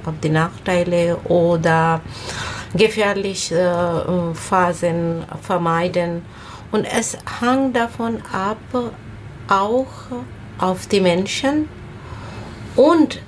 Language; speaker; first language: German; non-native, learner; Bangla